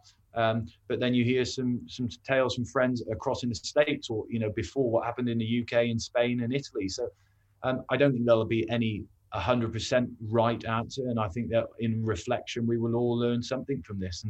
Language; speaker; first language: English; native; English